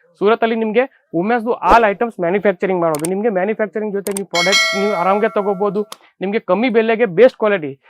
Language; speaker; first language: Kannada; non-native, fluent; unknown